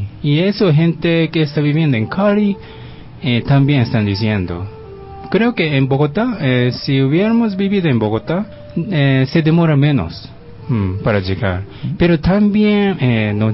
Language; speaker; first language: Spanish; non-native, fluent; Japanese